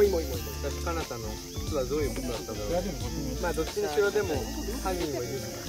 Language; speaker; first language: Japanese; native; Japanese